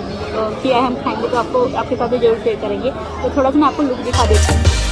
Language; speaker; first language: Hindi; native; Hindi